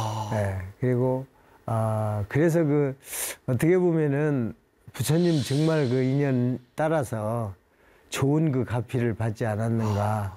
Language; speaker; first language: Korean; native; Korean